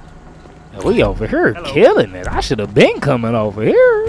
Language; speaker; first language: English; native; English